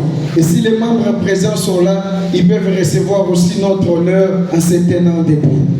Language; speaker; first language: French; non-native, local second language; Luba-Lulua